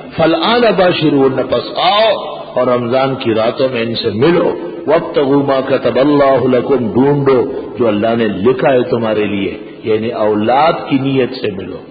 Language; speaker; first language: Urdu; non-native, local second language; Pashto